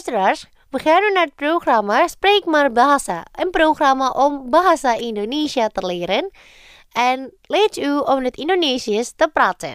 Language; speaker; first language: Dutch; non-native, fluent; Indonesian